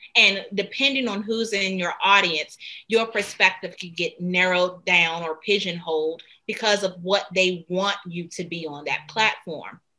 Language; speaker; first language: English; native; English